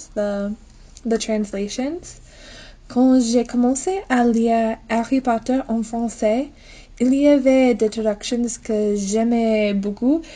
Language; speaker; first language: French; non-native, fluent; English